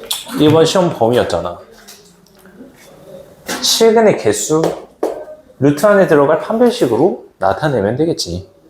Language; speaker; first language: Korean; native; Korean